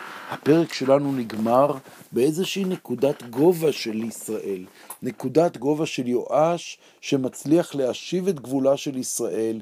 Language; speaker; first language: Hebrew; native; Hebrew